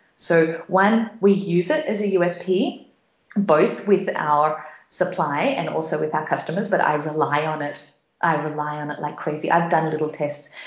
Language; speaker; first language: English; native; English